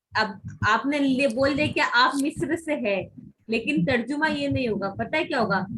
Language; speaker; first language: Hindi; native; Hindi